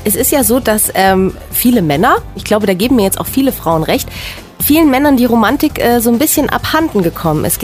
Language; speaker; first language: German; native; German